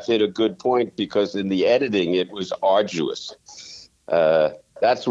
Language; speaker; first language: English; native; English